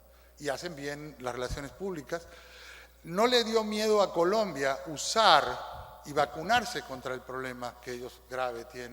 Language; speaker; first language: Spanish; native; Spanish